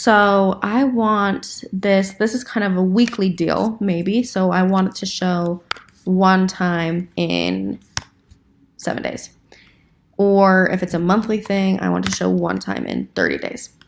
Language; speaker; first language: English; native; English